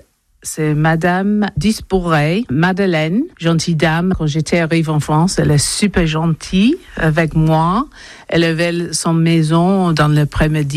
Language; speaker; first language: French; non-native, learner; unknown